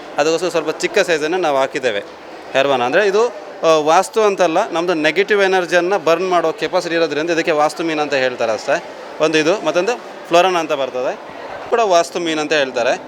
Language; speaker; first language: Kannada; non-native, local second language; Tulu